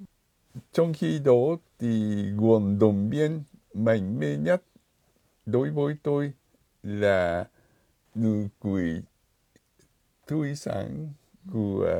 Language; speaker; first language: Vietnamese; non-native, fluent; Japanese